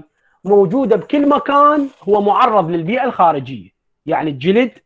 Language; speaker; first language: Arabic; native; Arabic